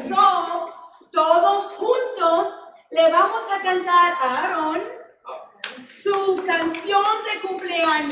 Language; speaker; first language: Spanish; non-native, fluent; English